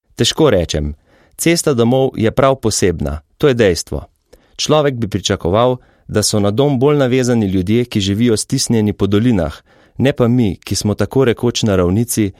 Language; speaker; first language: Slovenian; native; Slovenian